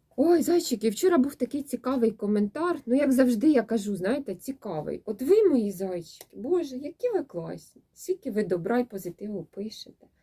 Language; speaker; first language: Ukrainian; native; Ukrainian